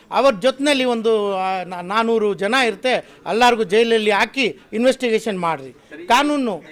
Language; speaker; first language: Kannada; non-native, local second language; Urdu